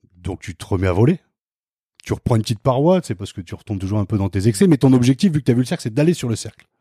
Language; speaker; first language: French; native; French